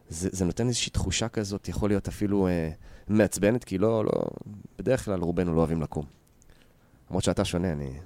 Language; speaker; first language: Hebrew; native; Hebrew